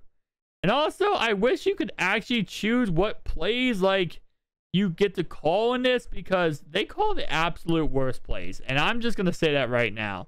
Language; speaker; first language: English; native; English